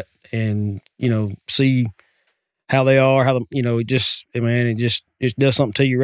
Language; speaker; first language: English; native; English